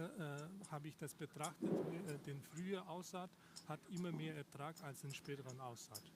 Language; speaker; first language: German; non-native, learner; Russian